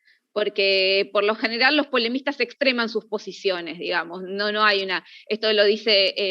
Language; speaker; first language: Spanish; native; Spanish